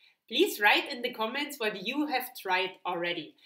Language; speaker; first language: English; non-native, fluent; German